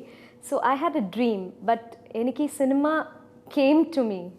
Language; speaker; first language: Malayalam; non-native, fluent; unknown